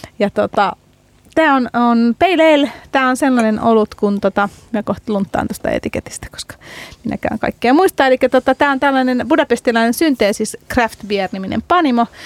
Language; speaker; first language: Finnish; non-native, fluent; Hungarian